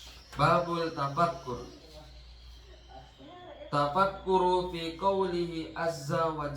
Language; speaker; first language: Arabic; non-native, learner; Indonesian